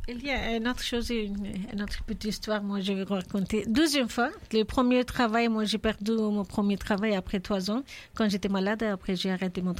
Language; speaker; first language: French; non-native, learner; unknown